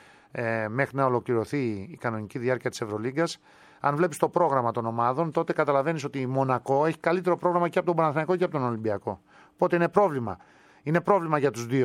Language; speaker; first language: Greek; native; Greek